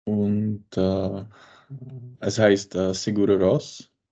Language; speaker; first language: German; non-native, learner; Czech